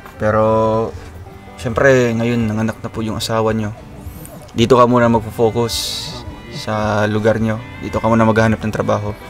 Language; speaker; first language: Filipino; non-native, local second language; Cebuano